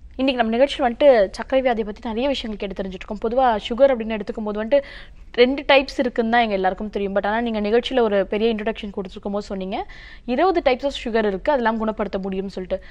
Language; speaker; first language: Tamil; native; Tamil